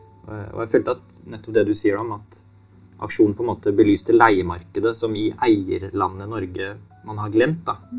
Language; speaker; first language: Norwegian; native; Norwegian